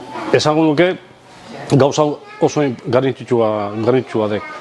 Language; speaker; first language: Basque; non-native, learner; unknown